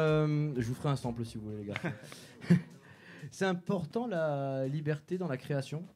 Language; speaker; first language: French; native; French